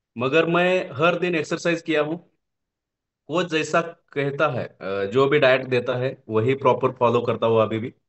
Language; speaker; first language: Hindi; non-native, local second language; Marathi